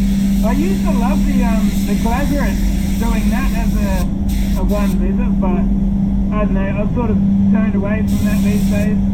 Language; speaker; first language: English; native; English